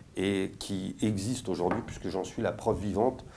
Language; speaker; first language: French; native; French